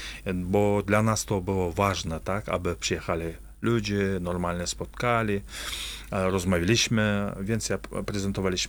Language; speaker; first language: Polish; non-native, fluent; Russian